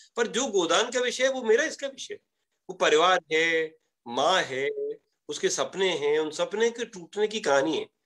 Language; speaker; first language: Hindi; native; Hindi